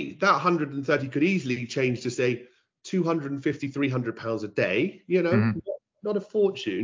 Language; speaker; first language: English; native; English